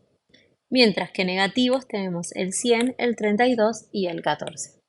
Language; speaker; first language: Spanish; native; Spanish